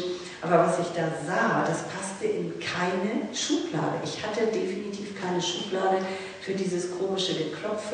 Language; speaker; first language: German; native; German